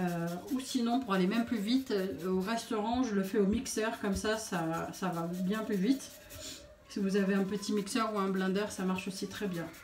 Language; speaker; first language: French; native; French